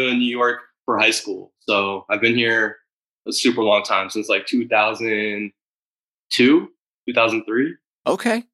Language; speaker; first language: English; native; English